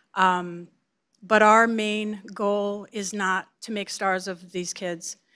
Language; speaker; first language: English; native; English